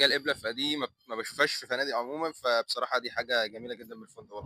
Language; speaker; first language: Arabic; native; Arabic